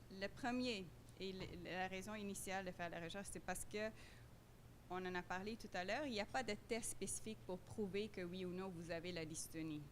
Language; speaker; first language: French; non-native, fluent; Dutch